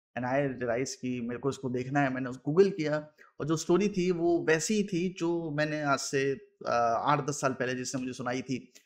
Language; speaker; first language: Hindi; native; Hindi